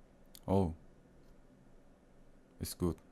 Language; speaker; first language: English; non-native, learner; Korean